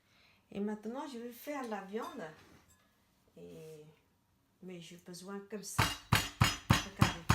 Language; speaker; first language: French; non-native, learner; Chinese